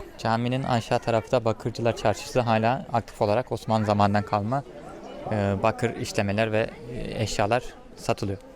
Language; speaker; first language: Turkish; native; Turkish